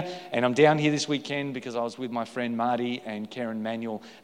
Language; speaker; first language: English; native; English